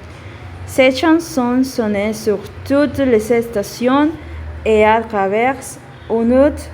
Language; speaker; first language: French; non-native, learner; Spanish